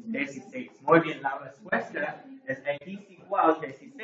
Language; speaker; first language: Spanish; non-native, learner; English